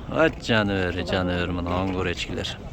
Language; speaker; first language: Kyrgyz; non-native, local second language; Uzbek